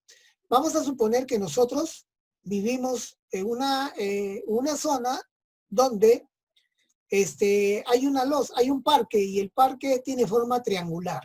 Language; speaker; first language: Spanish; native; Spanish